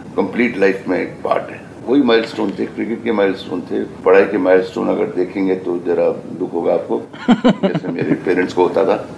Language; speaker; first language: Hindi; native; Hindi